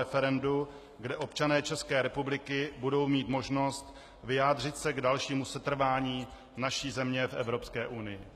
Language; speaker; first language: Czech; native; Czech